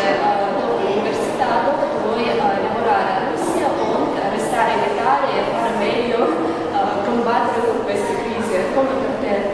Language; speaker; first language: Italian; non-native, learner; Russian